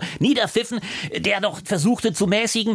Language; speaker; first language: German; native; German